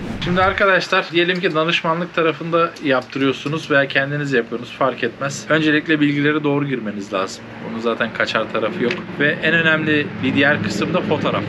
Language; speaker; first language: Turkish; native; Turkish